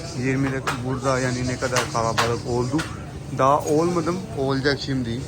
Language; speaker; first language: Turkish; non-native, learner; Urdu